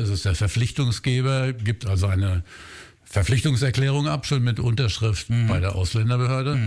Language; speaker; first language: German; native; German